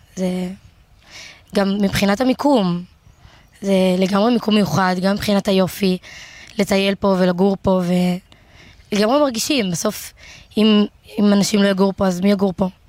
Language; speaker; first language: Hebrew; native; Hebrew